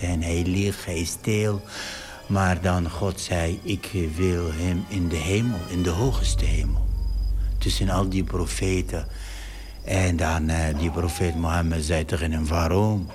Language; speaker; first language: Dutch; non-native, fluent; Arabic